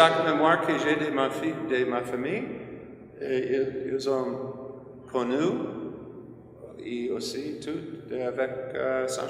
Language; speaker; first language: French; non-native, fluent; English